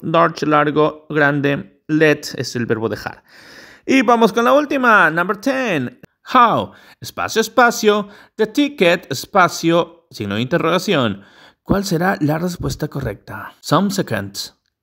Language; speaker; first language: Spanish; native; Spanish